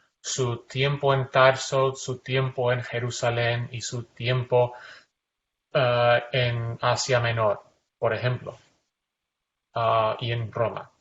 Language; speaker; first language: Spanish; non-native, fluent; English